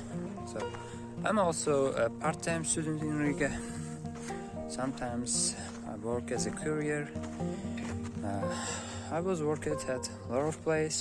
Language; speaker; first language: English; non-native, learner; Uzbek